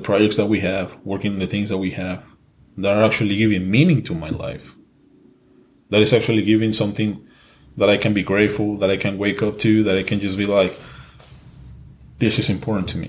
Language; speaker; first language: English; non-native, fluent; Spanish